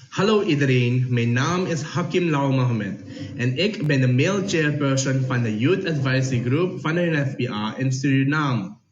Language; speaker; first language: Dutch; native; Dutch